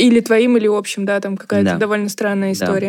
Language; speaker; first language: Russian; native; Russian